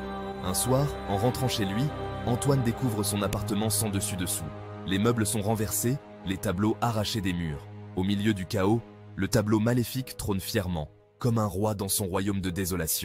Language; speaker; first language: French; native; French